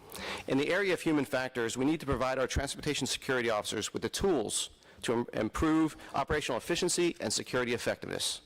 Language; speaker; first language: English; native; English